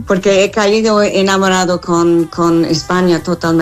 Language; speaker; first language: Spanish; non-native, fluent; English